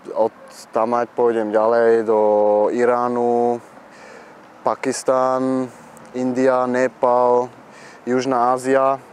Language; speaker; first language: Slovak; early bilingual, heritage; Slovak